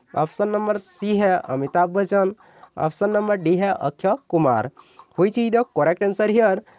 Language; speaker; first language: Hindi; non-native, local second language; Odia